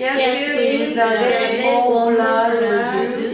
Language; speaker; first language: French; non-native, learner; Korean